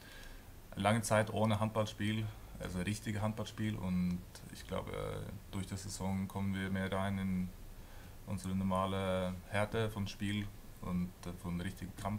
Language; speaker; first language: German; non-native, fluent; Norwegian